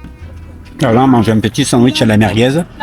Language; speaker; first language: French; native; French